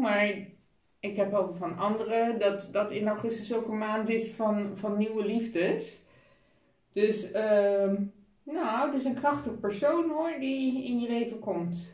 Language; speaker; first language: Dutch; native; Dutch